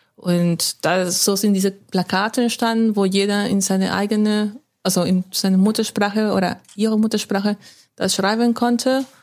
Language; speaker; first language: German; non-native, fluent; Spanish